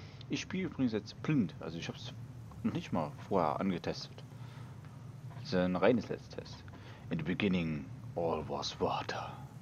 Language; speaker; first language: German; native; German